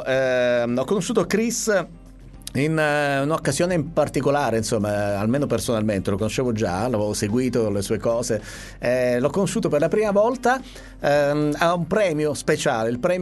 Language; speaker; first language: Italian; native; Italian